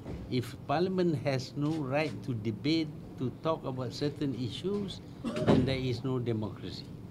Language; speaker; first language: English; non-native, local second language; Malay